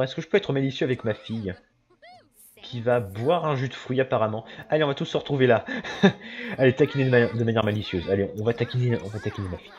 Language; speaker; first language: French; native; French